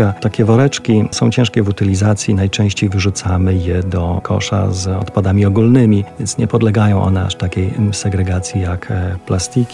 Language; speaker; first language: Polish; native; Polish